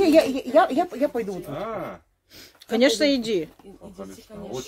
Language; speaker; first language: Russian; native; Russian